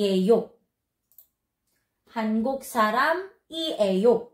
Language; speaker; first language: Korean; non-native, fluent; Filipino